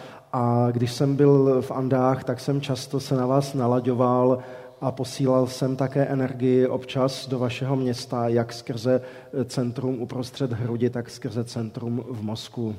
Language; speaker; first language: Czech; native; Czech